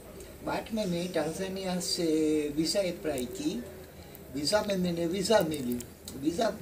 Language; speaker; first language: Hindi; early bilingual, heritage; Hindi